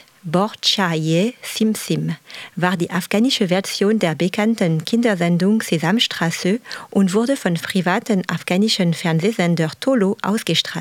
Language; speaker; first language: German; non-native, fluent; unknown